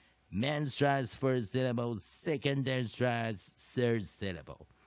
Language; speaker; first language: English; non-native, fluent; Chinese